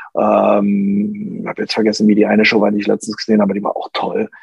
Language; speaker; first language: German; non-native, local second language; English